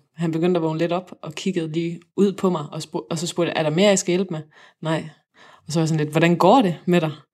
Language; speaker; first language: Danish; native; Danish